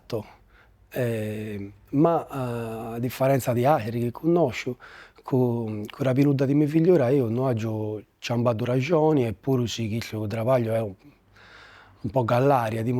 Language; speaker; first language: Italian; native; Italian